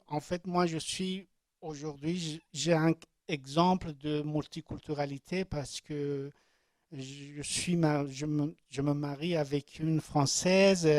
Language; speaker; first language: French; non-native, learner; Persian